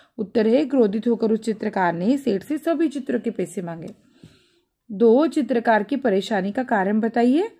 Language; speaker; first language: Hindi; non-native, local second language; Marathi